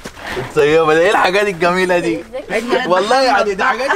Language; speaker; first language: Arabic; native; Arabic